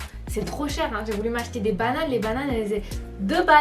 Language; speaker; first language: French; native; French